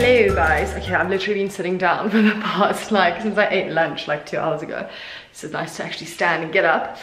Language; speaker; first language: English; native; English